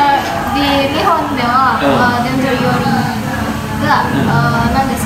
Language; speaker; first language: Japanese; non-native, learner; Indonesian